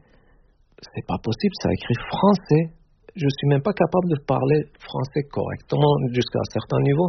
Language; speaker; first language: French; non-native, fluent; Turkish